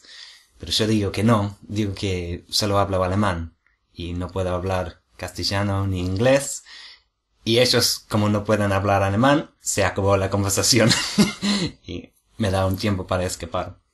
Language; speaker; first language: Spanish; non-native, fluent; English